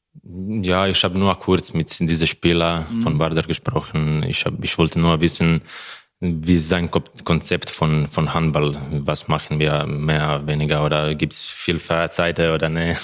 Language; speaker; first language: German; non-native, learner; Croatian